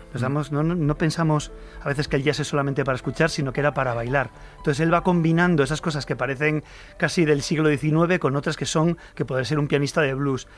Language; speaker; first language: Spanish; native; Spanish